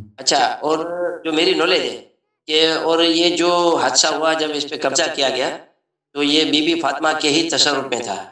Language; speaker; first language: Urdu; non-native, local second language; Memoni